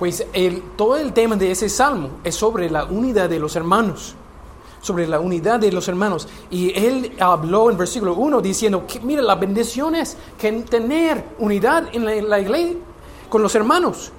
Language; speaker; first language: Spanish; non-native, learner; English